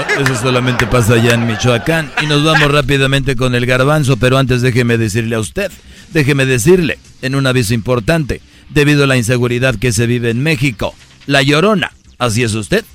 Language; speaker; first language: Spanish; native; Spanish